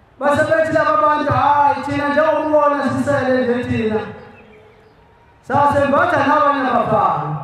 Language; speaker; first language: Zulu; native; Zulu